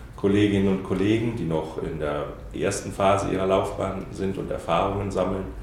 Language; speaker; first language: German; native; German